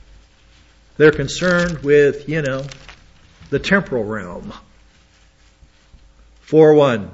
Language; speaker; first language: English; native; English